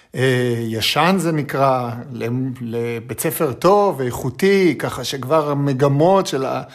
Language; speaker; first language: Hebrew; native; Hebrew